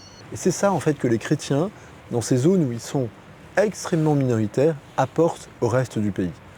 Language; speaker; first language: French; native; French